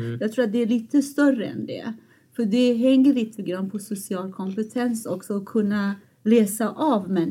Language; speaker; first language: Swedish; non-native, fluent; Persian